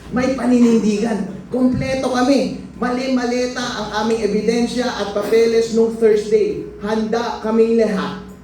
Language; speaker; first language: Filipino; non-native, local second language; Iloko